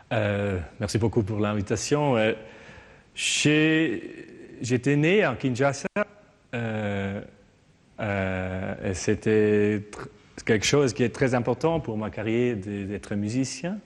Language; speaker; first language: French; non-native, learner; German